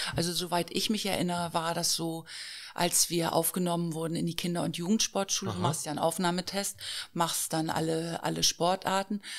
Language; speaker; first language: German; native; German